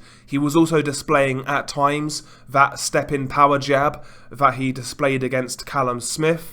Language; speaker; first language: English; native; English